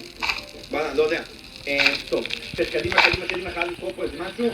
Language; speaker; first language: Hebrew; native; Hebrew